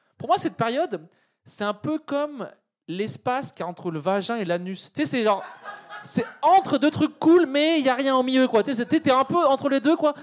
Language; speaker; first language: French; native; French